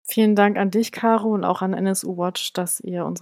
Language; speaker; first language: German; native; German